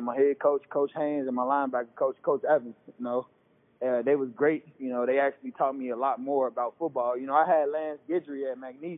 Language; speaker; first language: English; native; English